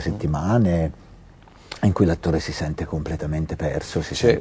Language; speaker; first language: Italian; native; Italian